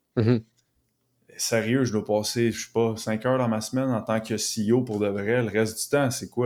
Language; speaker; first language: French; native; French